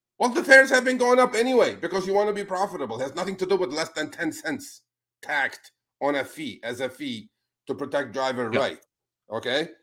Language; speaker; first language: English; non-native, fluent; Spanish